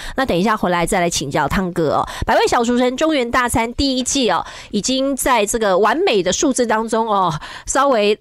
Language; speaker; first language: Chinese; native; Chinese